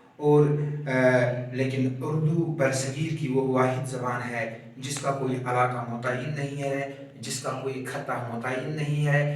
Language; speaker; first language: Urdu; non-native, local second language; Kashmiri